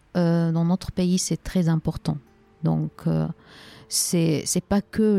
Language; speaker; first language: French; non-native, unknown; Arabic